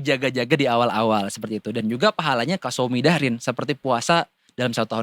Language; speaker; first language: Indonesian; native; Indonesian